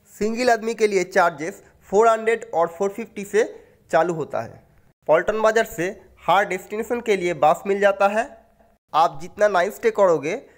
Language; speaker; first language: Hindi; non-native, local second language; Bangla